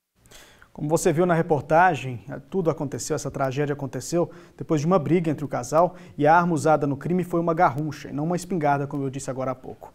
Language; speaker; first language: Portuguese; native; Portuguese